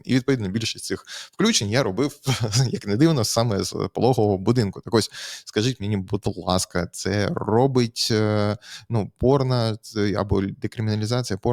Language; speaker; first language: Ukrainian; native; Ukrainian